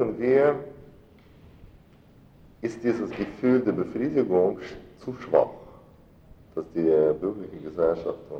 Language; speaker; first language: German; non-native, fluent; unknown